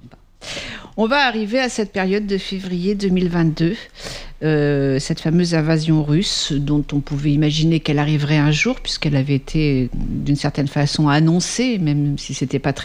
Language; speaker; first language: French; native; French